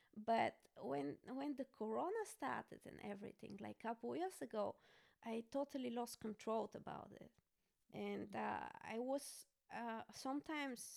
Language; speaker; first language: English; non-native, fluent; Bulgarian